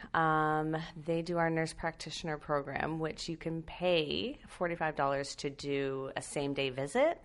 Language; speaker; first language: English; native; English